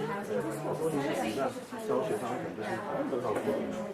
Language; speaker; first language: Chinese; native; Chinese